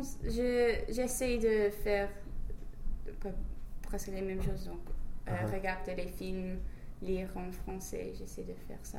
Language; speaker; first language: French; non-native, fluent; English